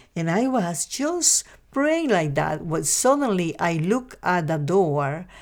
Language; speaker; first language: English; non-native, fluent; Spanish